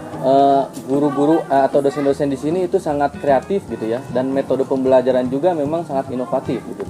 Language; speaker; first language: Indonesian; native; Indonesian